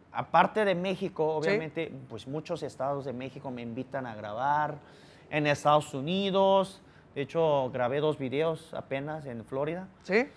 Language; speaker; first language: Spanish; early bilingual, other home language; Korean